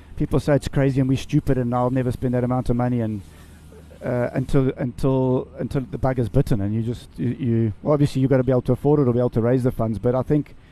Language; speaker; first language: English; native; English